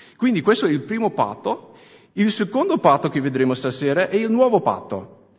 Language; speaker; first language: Italian; non-native, fluent; English